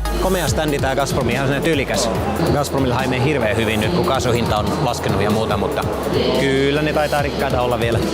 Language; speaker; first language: Finnish; native; Finnish